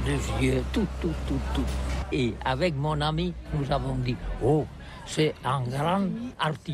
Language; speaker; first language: French; non-native, learner; Catalan